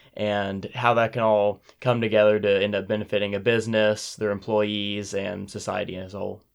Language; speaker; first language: English; native; English